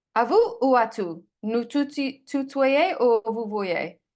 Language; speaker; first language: French; non-native, learner; English